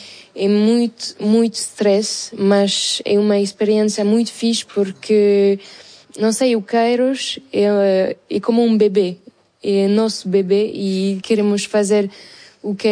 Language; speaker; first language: Portuguese; non-native, fluent; French